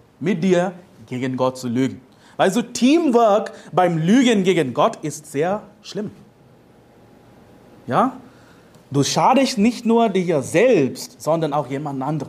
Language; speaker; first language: German; non-native, fluent; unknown